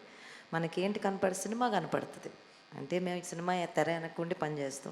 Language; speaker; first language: Telugu; native; Telugu